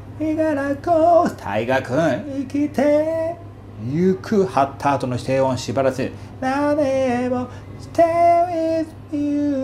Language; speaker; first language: Japanese; native; Japanese